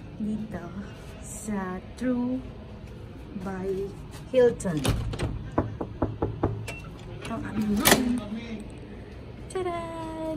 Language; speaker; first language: Filipino; native; Filipino